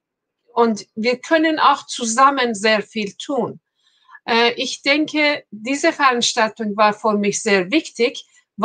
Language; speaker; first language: German; non-native, fluent; Persian